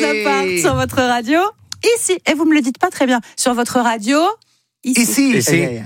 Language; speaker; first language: French; native; French